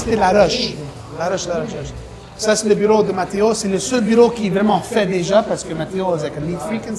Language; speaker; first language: French; non-native, local second language; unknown